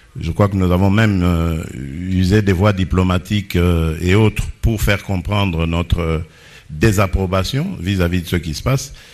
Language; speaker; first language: French; non-native, local second language; Lingala